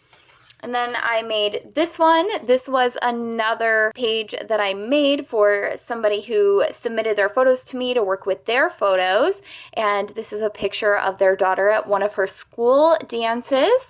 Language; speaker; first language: English; native; English